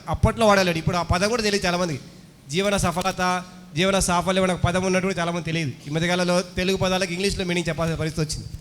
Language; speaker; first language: Telugu; native; Telugu